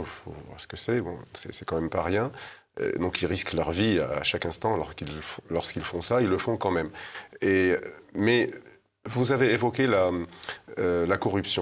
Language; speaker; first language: French; native; French